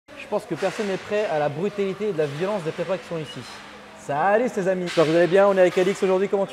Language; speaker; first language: French; native; French